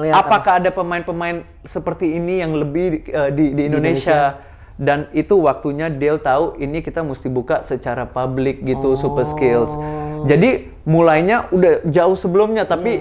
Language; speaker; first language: Indonesian; early bilingual, other home language; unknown